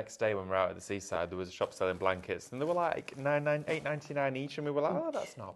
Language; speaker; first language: English; native; English